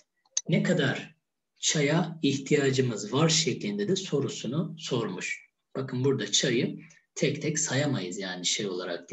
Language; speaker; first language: Turkish; native; Turkish